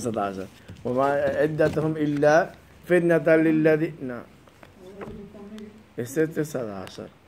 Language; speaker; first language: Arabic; non-native, fluent; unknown